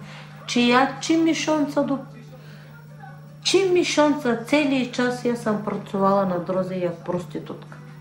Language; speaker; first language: Polish; non-native, learner; Turkish